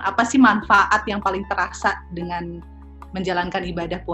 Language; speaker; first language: Indonesian; native; Indonesian